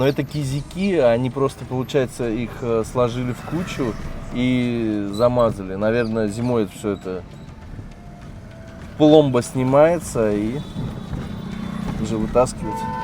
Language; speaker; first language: Russian; native; Russian